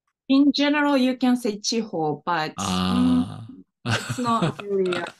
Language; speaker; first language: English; non-native, fluent; Japanese